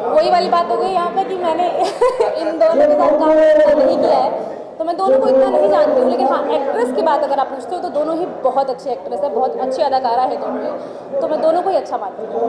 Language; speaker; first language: Hindi; non-native, local second language; Bhojpuri